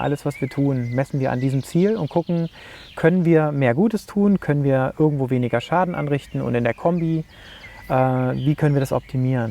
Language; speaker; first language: German; native; German